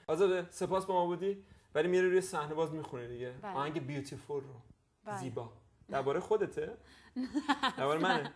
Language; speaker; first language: Persian; native; Persian